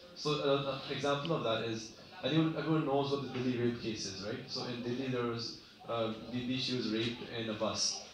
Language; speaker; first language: English; early bilingual, other home language; Punjabi